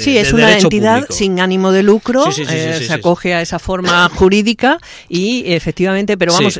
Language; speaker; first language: Spanish; native; Spanish